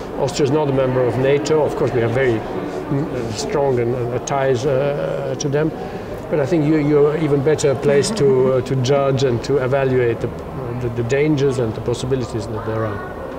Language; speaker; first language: English; non-native, fluent; German